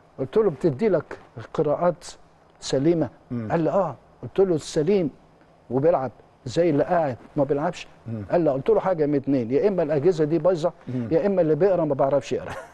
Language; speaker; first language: Egyptian Arabic; native; Egyptian Arabic